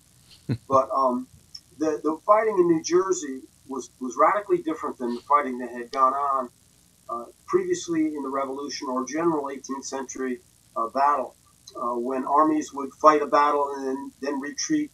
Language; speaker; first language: English; native; English